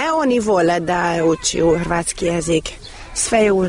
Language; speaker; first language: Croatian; non-native, local second language; Hungarian